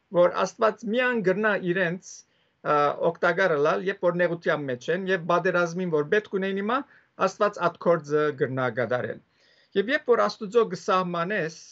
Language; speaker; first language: Armenian; early bilingual, heritage; Armenian